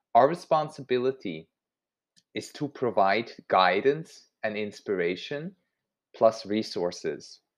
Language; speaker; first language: English; non-native, fluent; Swiss German